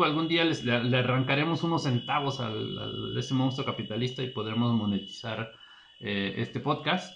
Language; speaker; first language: Spanish; native; Spanish